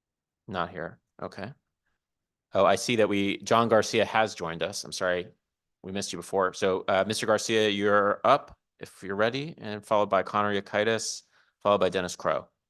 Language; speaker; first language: English; native; English